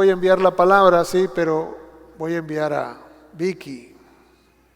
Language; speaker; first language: Spanish; native; Spanish